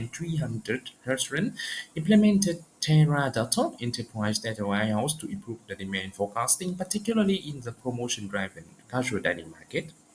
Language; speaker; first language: English; non-native, learner; Vietnamese